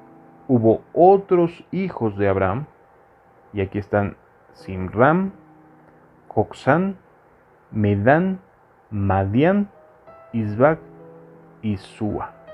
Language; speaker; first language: Spanish; native; Spanish